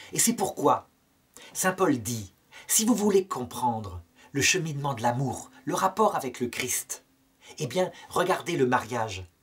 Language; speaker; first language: French; native; French